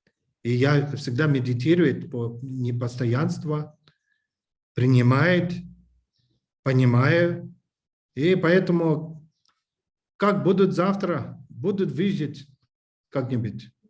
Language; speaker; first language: Russian; non-native, learner; English